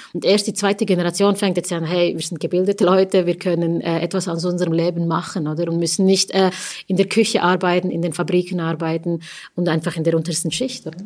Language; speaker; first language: German; early bilingual, other home language; Tamil